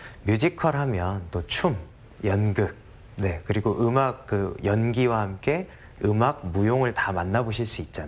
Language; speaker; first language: Korean; native; Korean